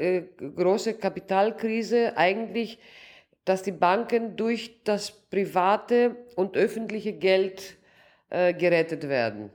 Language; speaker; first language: German; non-native, local second language; Greek